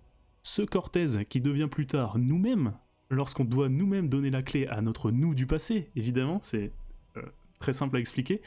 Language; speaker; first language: French; native; French